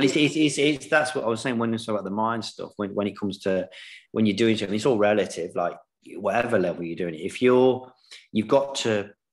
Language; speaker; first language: English; native; English